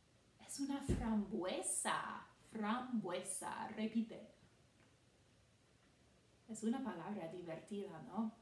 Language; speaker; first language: Spanish; non-native, fluent; English